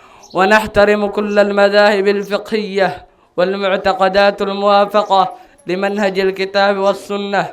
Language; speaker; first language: Arabic; non-native, learner; Somali